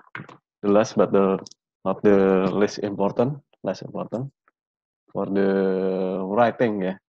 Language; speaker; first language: English; non-native, learner; Indonesian